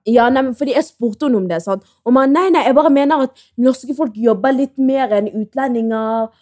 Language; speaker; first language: Norwegian; early bilingual, other home language; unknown